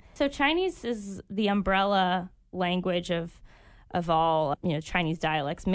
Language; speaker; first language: English; early bilingual, other home language; French